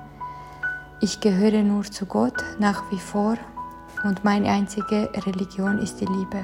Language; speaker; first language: German; non-native, fluent; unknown